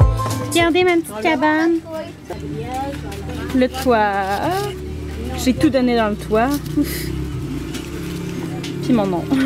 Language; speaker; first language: French; native; French